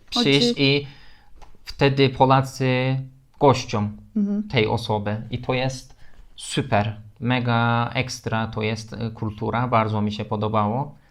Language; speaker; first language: Polish; non-native, learner; Turkish